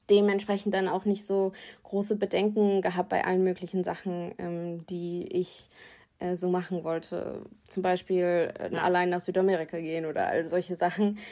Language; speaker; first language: German; native; German